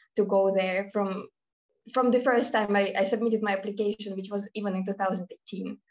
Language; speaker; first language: English; non-native, fluent; Russian